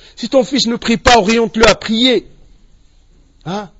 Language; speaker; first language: French; non-native, local second language; Arabic